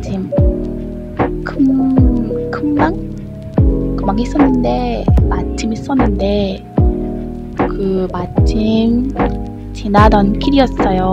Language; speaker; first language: Korean; non-native, learner; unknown